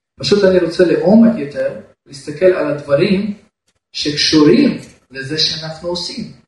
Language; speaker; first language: Hebrew; non-native, fluent; Russian